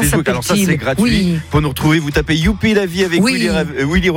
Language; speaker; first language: French; native; French